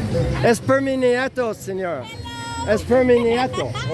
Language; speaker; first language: Spanish; non-native, learner; English